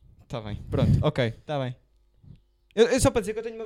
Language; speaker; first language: Portuguese; native; Portuguese